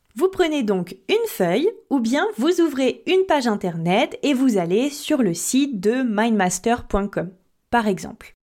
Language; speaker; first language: French; native; French